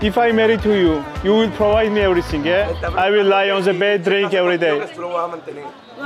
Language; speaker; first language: English; non-native, learner; Georgian